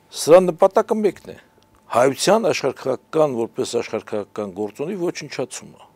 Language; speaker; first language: Armenian; native; Armenian